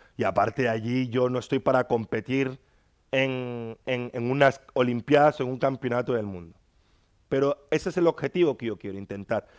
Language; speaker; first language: Spanish; native; Spanish